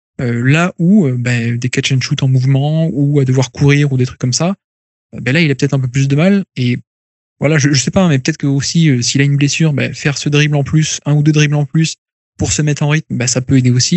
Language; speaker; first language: French; native; French